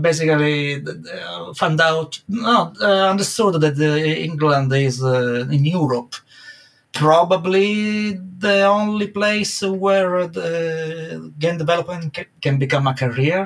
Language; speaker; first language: English; non-native, fluent; Italian